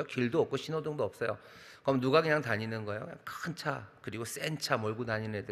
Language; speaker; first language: Korean; native; Korean